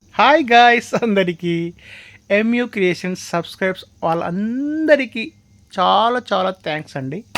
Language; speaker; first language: Telugu; non-native, local second language; Lambadi